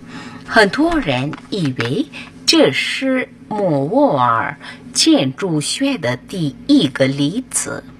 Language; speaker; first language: Chinese; non-native, fluent; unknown